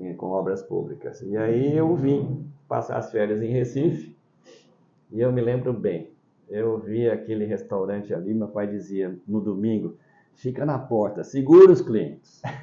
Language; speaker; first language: Portuguese; early bilingual, other home language; Chinese